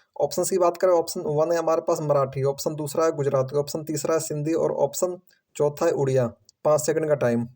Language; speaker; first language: Hindi; native; Hindi